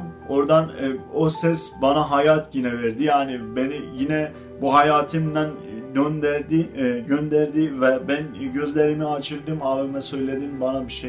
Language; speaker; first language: Turkish; non-native, fluent; Azerbaijani